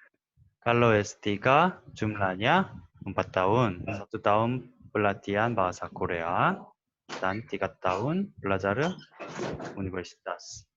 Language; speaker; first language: Indonesian; non-native, learner; Korean